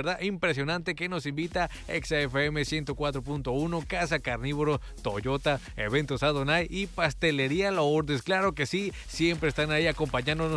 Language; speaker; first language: Spanish; native; Spanish